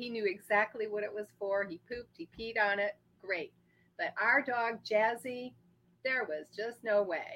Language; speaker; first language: English; native; English